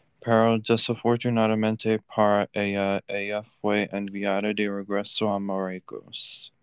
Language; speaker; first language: Spanish; non-native, learner; English